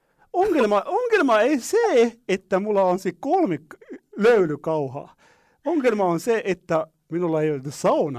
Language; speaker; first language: Finnish; non-native, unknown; Arabic